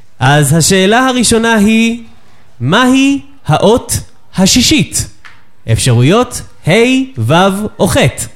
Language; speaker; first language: Hebrew; native; Hebrew